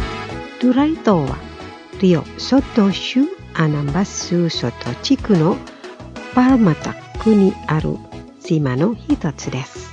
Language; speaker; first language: Japanese; non-native, fluent; Indonesian